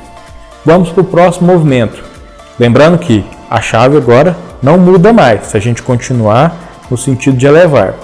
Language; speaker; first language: Portuguese; native; Portuguese